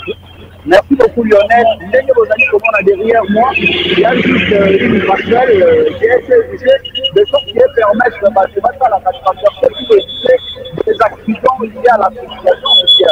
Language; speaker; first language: French; non-native, local second language; Lingala